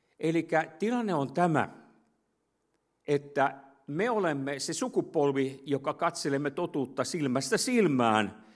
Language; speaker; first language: Finnish; native; Finnish